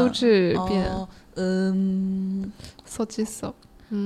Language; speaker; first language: Korean; non-native, learner; Chinese